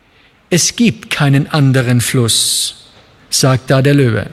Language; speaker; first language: German; native; German